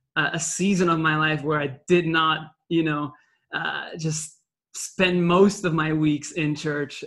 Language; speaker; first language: English; non-native, fluent; French